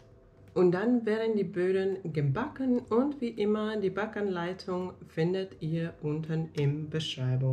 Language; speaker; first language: German; non-native, fluent; Finnish